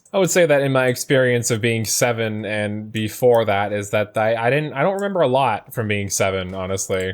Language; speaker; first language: English; native; English